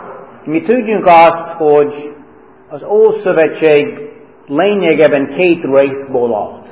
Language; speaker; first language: Hungarian; non-native, fluent; English